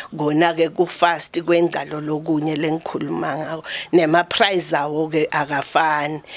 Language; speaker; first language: Zulu; non-native, local second language; Swati